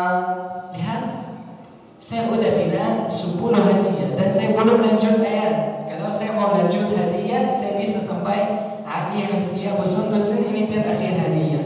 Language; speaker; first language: Indonesian; non-native, learner; Arabic